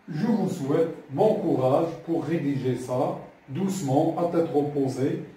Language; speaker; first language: French; non-native, local second language; Arabic